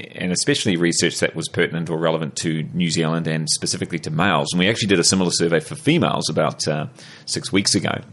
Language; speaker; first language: English; native; English